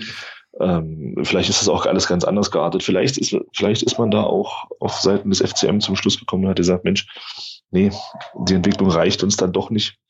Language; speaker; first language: German; native; German